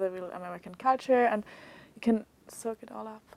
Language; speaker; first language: English; non-native, fluent; German